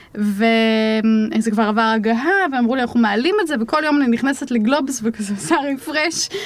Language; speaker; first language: Hebrew; native; Hebrew